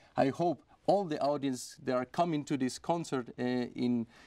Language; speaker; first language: English; non-native, fluent; Spanish